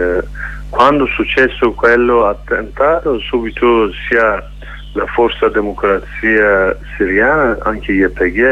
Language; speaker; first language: Italian; non-native, learner; Kurdish